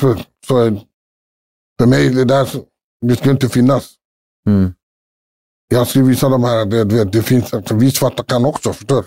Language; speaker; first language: Swedish; early bilingual, other home language; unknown